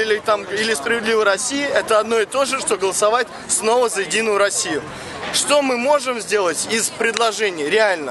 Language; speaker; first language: Russian; native; Russian